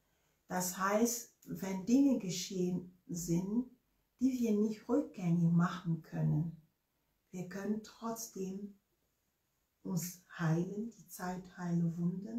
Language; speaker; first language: German; non-native, fluent; Ewe